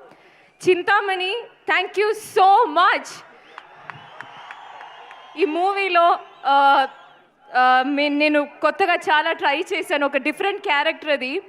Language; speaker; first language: Telugu; non-native, learner; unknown